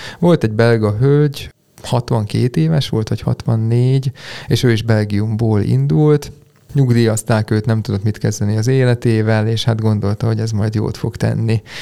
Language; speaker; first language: Hungarian; native; Hungarian